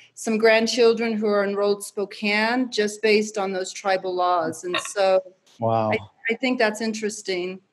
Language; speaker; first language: English; native; English